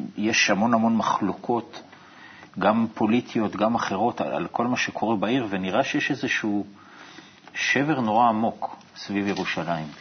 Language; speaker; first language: Hebrew; native; Hebrew